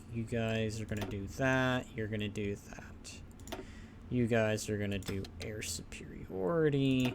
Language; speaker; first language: English; native; English